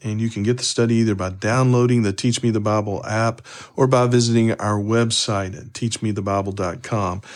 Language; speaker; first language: English; native; English